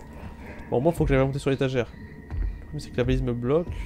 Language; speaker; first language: French; native; French